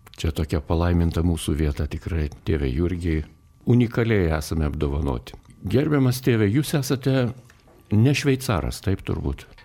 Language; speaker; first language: Lithuanian; native; Lithuanian